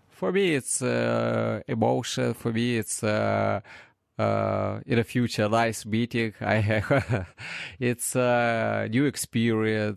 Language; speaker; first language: English; non-native, learner; Ukrainian